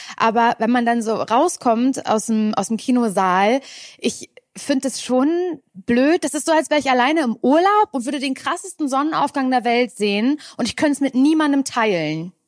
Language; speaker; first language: German; native; German